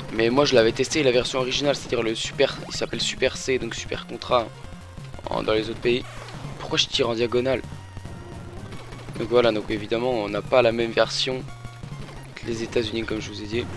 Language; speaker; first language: French; native; French